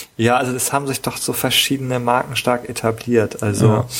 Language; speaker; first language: German; native; German